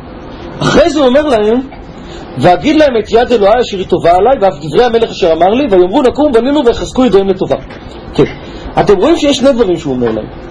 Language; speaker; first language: Hebrew; native; Hebrew